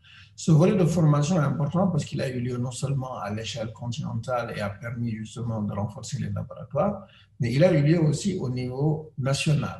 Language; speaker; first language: French; non-native, local second language; Wolof